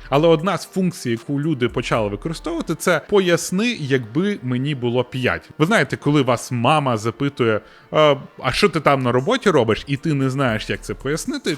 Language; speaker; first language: Ukrainian; non-native, local second language; Russian